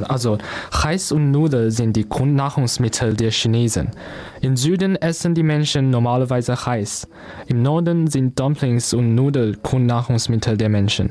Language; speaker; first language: German; non-native, learner; Chinese